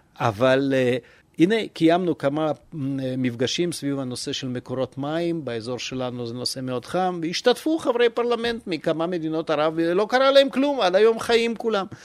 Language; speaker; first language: Hebrew; non-native, fluent; Russian